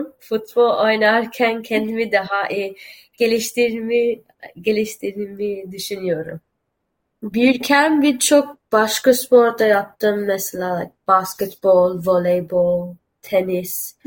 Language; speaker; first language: Turkish; early bilingual, heritage; Turkish